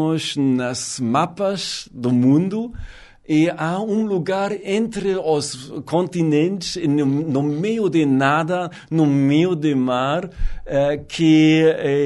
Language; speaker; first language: Portuguese; non-native, learner; German